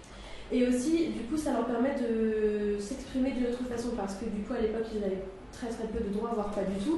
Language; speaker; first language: French; native; French